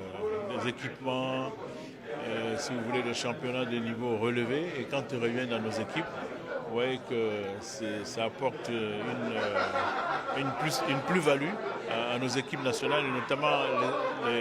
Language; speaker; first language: French; native; French